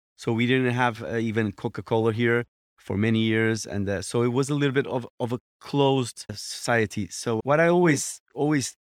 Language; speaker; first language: English; non-native, fluent; Portuguese